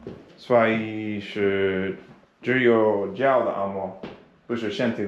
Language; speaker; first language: Chinese; non-native, learner; English